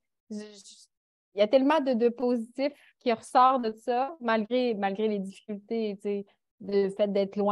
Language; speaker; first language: French; native; French